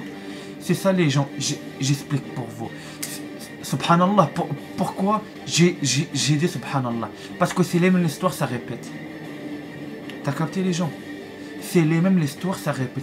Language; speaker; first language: French; non-native, learner; Arabic